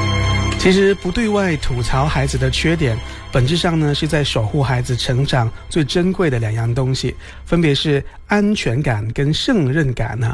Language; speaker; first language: Chinese; non-native, local second language; Cantonese